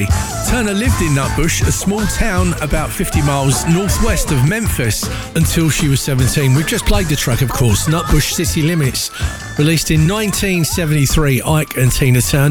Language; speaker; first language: English; native; English